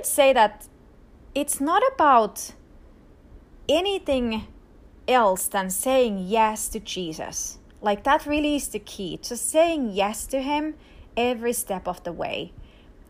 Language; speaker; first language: English; non-native, fluent; Finnish